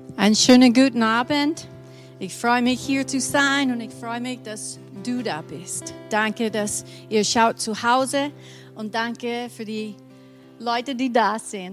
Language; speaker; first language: German; non-native, fluent; English